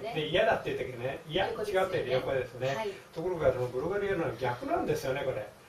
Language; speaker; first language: Japanese; native; Japanese